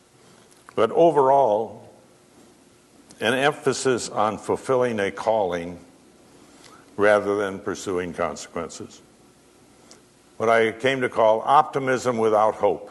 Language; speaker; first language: English; native; English